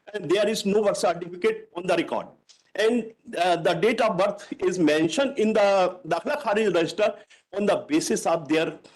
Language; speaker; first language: English; non-native, local second language; Hindi